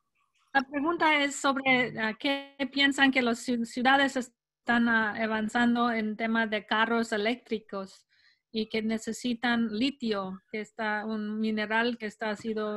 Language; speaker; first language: Spanish; non-native, fluent; English